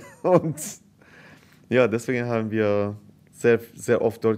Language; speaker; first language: German; non-native, fluent; Persian